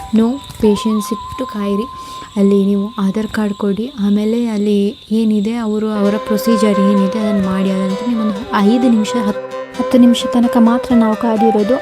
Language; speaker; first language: Kannada; native; Kannada